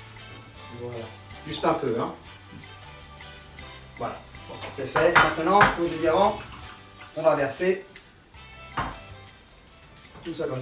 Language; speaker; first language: French; non-native, learner; Spanish